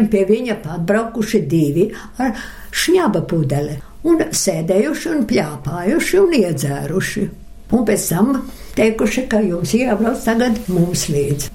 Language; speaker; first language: Latvian; early bilingual, other home language; Russian